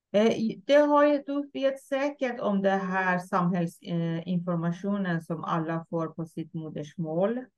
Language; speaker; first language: Swedish; non-native, fluent; Persian